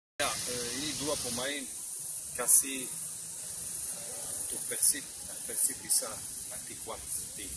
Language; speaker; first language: Indonesian; non-native, learner; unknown